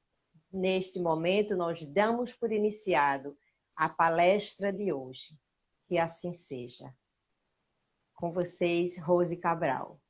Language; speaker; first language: Portuguese; native; Portuguese